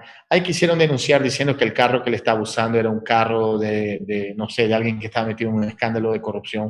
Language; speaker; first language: Spanish; native; Spanish